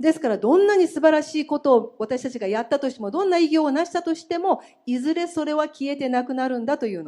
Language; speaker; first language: Japanese; native; Japanese